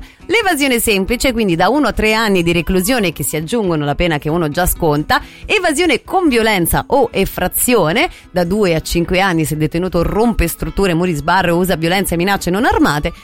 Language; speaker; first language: Italian; native; Italian